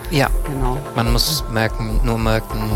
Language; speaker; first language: German; non-native, fluent; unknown